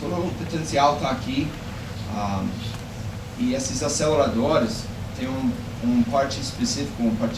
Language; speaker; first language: Portuguese; non-native, fluent; English